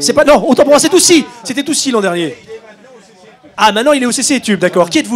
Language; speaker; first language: French; native; French